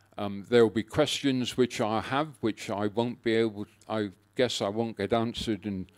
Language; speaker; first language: English; native; English